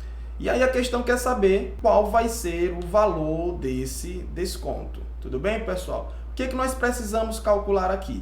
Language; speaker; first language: Portuguese; native; Portuguese